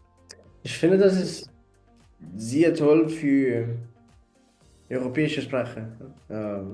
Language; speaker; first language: German; non-native, learner; Portuguese